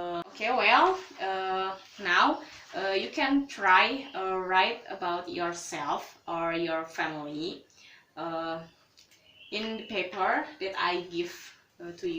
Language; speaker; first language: English; non-native, learner; Indonesian